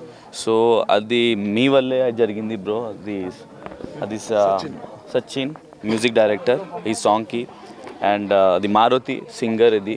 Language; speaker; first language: Telugu; non-native, learner; Hindi